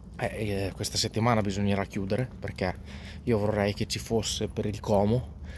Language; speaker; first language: Italian; native; Italian